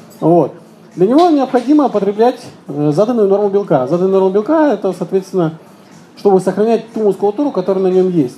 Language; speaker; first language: Russian; native; Russian